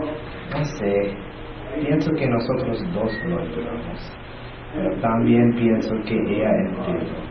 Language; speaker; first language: Spanish; non-native, learner; English